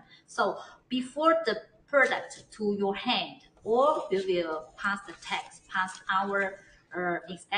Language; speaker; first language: English; non-native, learner; Chinese